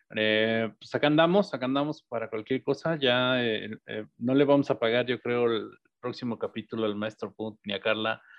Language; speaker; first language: Spanish; native; Spanish